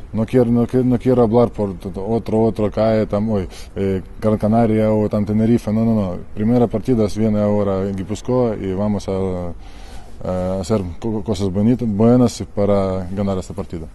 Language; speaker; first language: Spanish; non-native, learner; Ukrainian